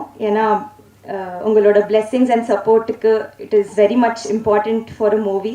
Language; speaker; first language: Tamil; non-native, learner; Telugu